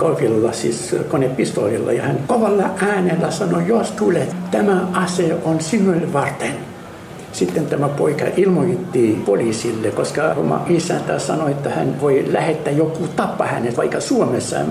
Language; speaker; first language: Finnish; non-native, learner; Arabic